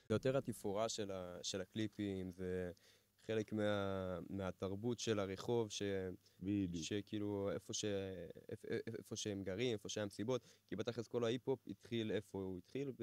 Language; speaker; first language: Hebrew; native; Hebrew